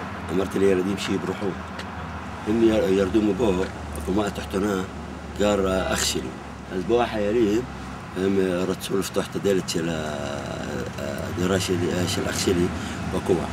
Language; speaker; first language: Hebrew; non-native, local second language; Arabic